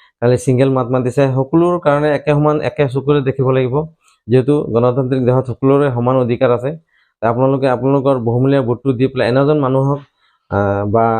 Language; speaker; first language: Assamese; non-native, local second language; Bangla